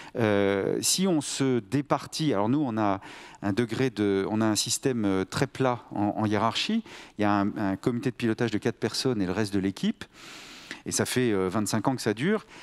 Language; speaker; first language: French; native; French